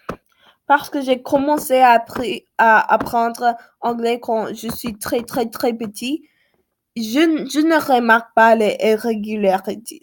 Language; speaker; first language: French; non-native, learner; English